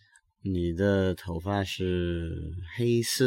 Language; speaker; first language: Chinese; non-native, learner; English